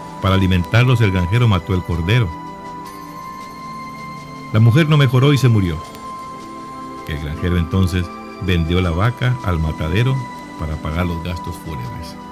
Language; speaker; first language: Spanish; native; Spanish